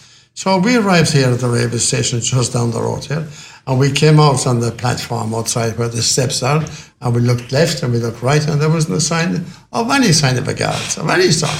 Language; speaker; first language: English; native; English